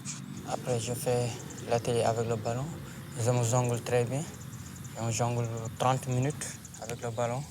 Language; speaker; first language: French; non-native, local second language; Wolof